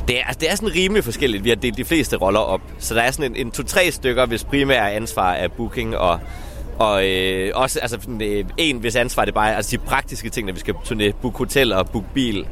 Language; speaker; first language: Danish; native; Danish